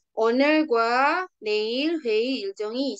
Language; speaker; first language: Korean; non-native, fluent; Indonesian